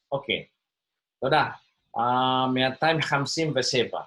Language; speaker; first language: Hebrew; non-native, fluent; Indonesian